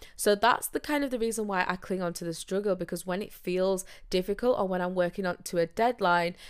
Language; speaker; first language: English; native; English